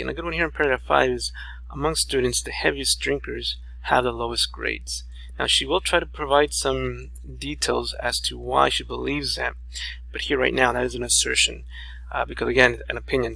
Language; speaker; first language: English; native; English